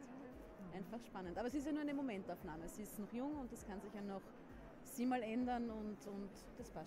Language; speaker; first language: German; native; German